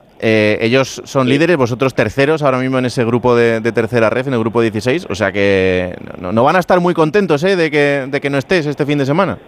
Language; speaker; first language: Spanish; native; Spanish